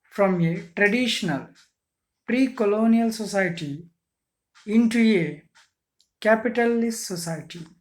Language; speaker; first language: English; non-native, local second language; Kannada